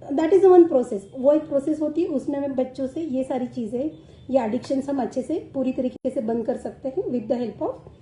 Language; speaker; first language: Hindi; non-native, local second language; Marathi